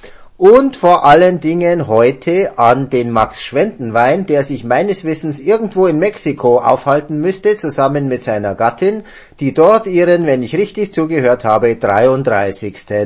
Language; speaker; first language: German; native; German